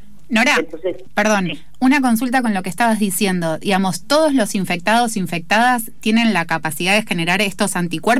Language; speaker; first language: Spanish; native; Spanish